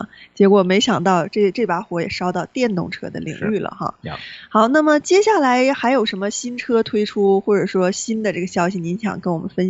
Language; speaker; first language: Chinese; native; Chinese